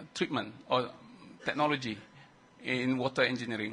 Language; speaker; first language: English; non-native, local second language; Malay